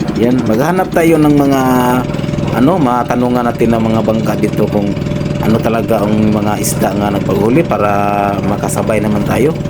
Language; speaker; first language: Filipino; non-native, local second language; Cebuano